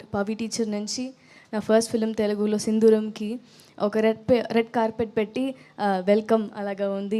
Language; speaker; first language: Telugu; non-native, learner; Tamil